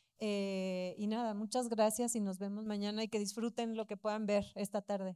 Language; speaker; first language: Spanish; native; Spanish